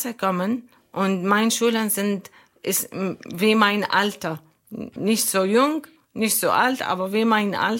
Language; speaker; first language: German; non-native, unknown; Arabic